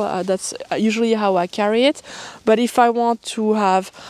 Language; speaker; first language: English; non-native, fluent; French